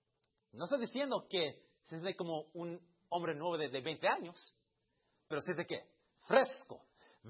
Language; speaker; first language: Spanish; early bilingual, heritage; Spanish